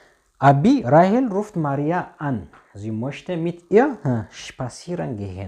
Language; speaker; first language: German; non-native, fluent; Tigrinya